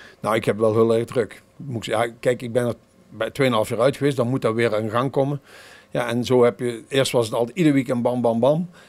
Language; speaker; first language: Dutch; native; Dutch